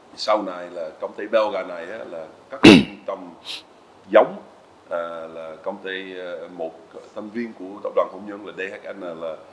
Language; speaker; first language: Vietnamese; non-native, fluent; Dutch